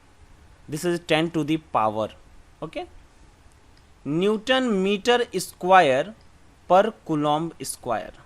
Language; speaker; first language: English; non-native, local second language; Hindi